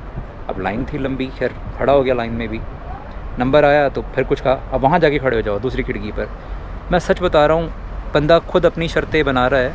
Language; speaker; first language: Hindi; native; Hindi